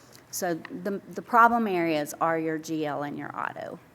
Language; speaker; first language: English; native; English